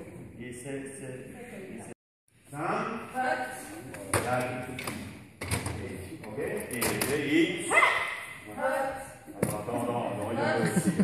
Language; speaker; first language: French; non-native, learner; Dutch